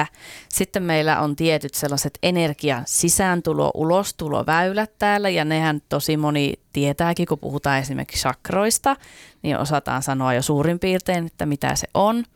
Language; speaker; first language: Finnish; native; Finnish